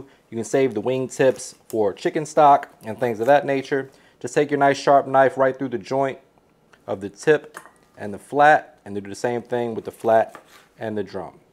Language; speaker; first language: English; native; English